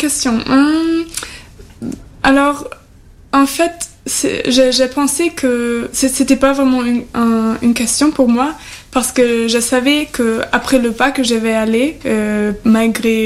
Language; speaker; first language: French; non-native, fluent; German